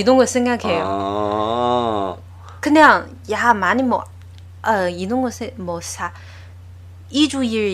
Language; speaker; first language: Korean; non-native, learner; Chinese